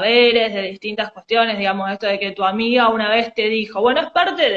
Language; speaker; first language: Spanish; native; Spanish